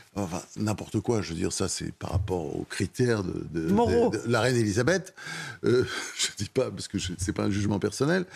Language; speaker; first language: French; native; French